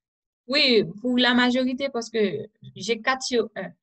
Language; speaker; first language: French; non-native, local second language; Haitian Creole